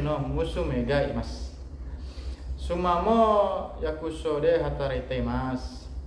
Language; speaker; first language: Japanese; non-native, learner; Indonesian